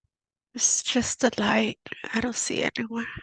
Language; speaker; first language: English; native; English